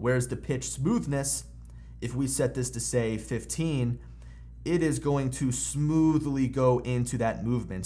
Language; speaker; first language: English; native; English